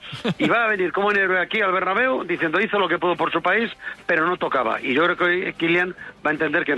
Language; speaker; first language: Spanish; native; Spanish